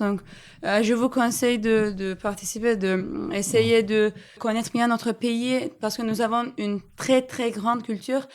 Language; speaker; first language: French; non-native, fluent; Turkish